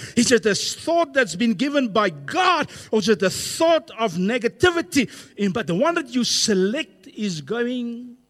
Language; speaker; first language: English; non-native, local second language; Afrikaans